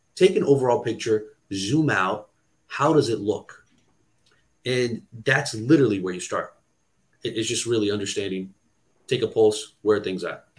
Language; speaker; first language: English; non-native, fluent; Portuguese